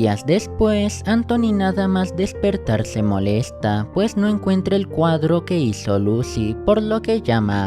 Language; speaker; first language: Spanish; native; Spanish